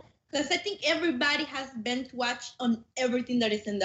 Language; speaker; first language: English; non-native, fluent; Spanish